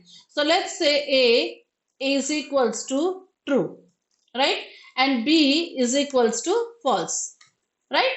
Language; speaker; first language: English; non-native, local second language; Hindi